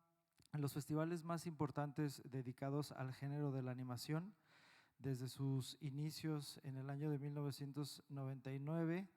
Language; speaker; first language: Spanish; native; Spanish